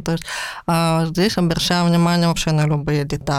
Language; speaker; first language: Russian; native; Russian